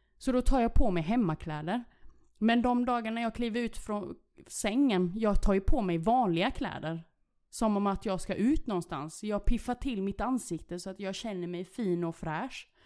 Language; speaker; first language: Swedish; early bilingual, other home language; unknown